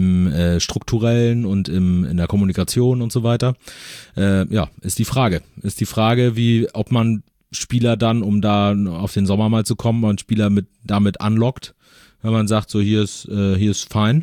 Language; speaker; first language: German; native; German